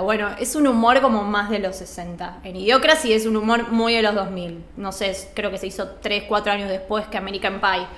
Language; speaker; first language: Spanish; native; Spanish